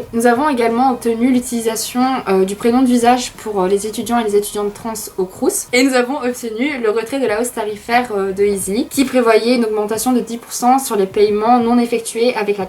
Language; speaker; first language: French; native; French